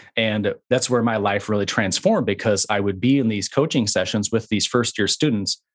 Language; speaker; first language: English; native; English